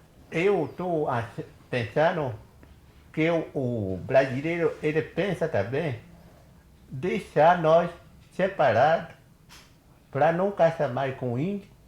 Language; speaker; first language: Portuguese; non-native, local second language; Kayapó